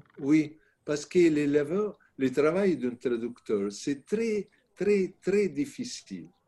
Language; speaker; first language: French; non-native, learner; Italian